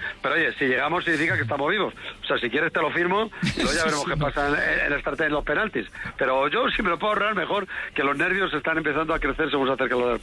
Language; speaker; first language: Spanish; native; Spanish